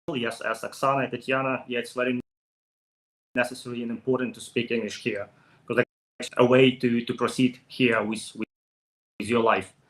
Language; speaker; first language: English; non-native, learner; Ukrainian